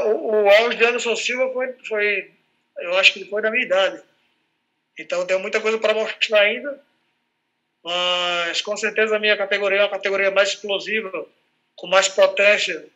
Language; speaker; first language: Portuguese; native; Portuguese